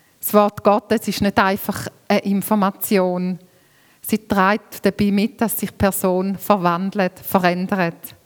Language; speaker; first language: German; native; German